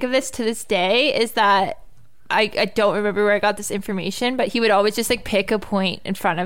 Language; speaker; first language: English; native; English